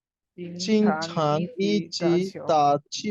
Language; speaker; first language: Chinese; non-native, learner; Bangla